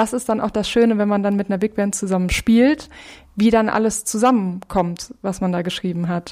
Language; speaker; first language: German; native; German